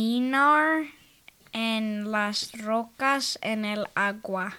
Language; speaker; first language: Spanish; non-native, learner; English